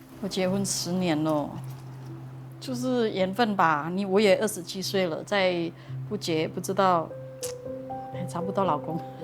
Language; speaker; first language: Chinese; non-native, fluent; Indonesian